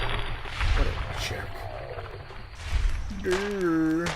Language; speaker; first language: English; native; English